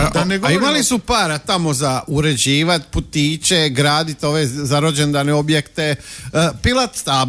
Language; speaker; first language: Croatian; native; Croatian